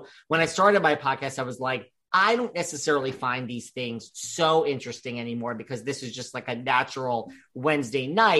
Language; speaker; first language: English; native; English